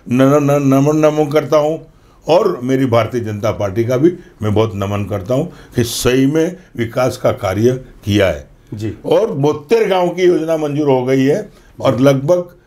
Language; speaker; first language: Hindi; non-native, local second language; Gujarati